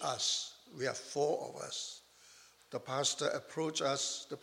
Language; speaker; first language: English; non-native, local second language; Chinese